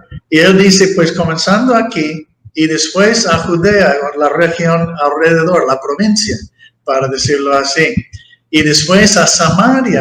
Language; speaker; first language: Spanish; non-native, fluent; English